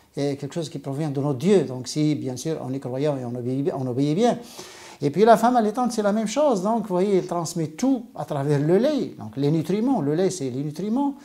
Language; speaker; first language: French; non-native, local second language; Arabic